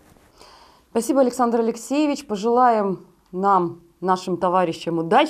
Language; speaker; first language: Russian; native; Russian